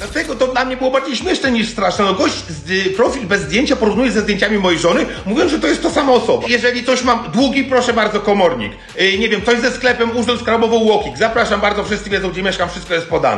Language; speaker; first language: Polish; native; Polish